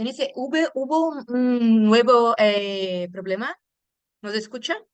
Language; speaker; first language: Spanish; non-native, fluent; Portuguese